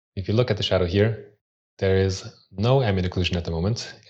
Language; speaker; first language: English; early bilingual, other home language; Swiss German